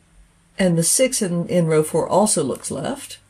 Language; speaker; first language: English; native; English